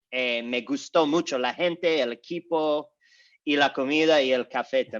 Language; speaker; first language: Spanish; non-native, learner; English